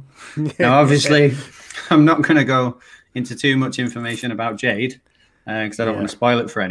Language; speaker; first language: English; native; English